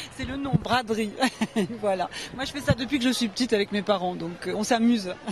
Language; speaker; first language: French; native; French